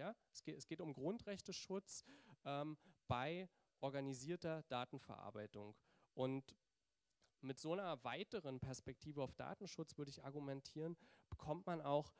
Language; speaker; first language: German; native; German